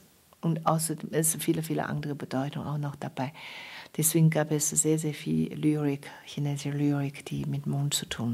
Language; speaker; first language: German; non-native, fluent; Chinese